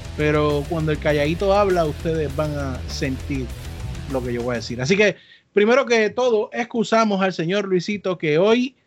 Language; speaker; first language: Spanish; native; Spanish